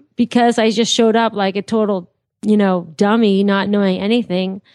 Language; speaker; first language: English; native; English